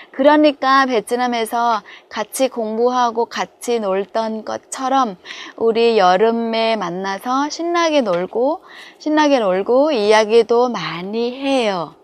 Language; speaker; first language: Korean; non-native, fluent; Vietnamese